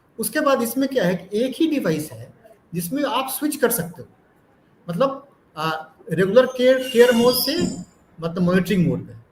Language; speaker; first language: Hindi; native; Hindi